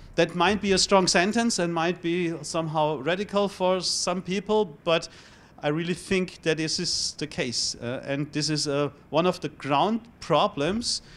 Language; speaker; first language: English; non-native, fluent; German